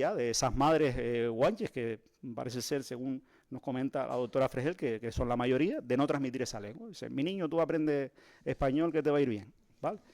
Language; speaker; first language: Spanish; native; Spanish